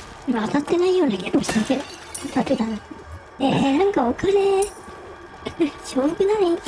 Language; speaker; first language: Japanese; native; Japanese